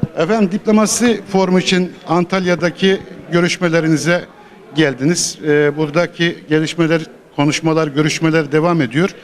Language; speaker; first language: Turkish; native; Turkish